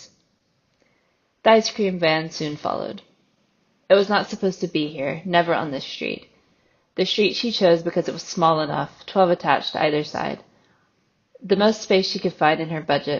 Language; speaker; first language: English; native; English